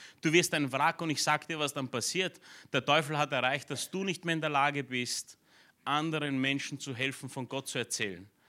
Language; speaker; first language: German; early bilingual, other home language; Romanian